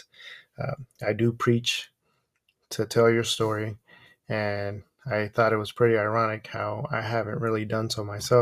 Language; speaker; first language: English; early bilingual, other home language; Spanish